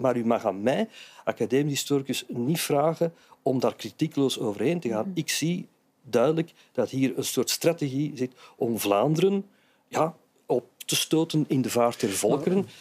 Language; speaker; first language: Dutch; native; Dutch